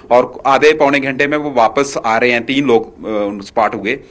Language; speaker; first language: Hindi; native; Hindi